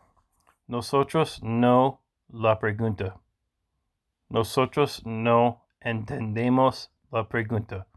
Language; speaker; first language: Spanish; non-native, learner; English